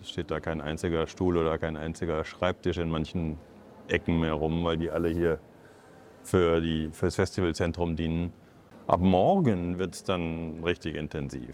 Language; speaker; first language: German; native; German